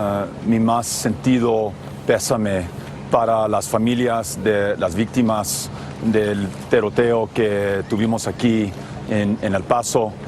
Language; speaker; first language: Spanish; non-native, fluent; English